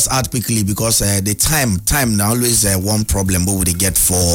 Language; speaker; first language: English; non-native, local second language; Igbo